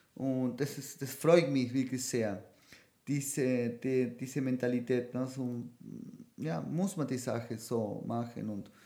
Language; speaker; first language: German; non-native, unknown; Spanish